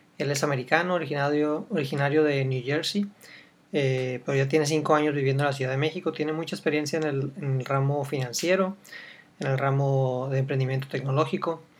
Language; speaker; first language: Spanish; native; Spanish